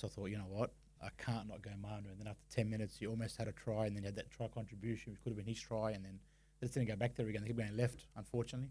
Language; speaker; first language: English; native; English